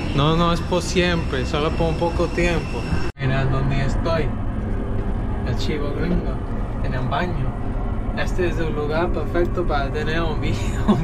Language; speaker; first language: Spanish; non-native, learner; English